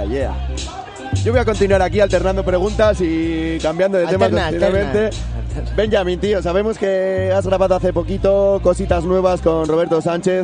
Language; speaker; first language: Spanish; native; Spanish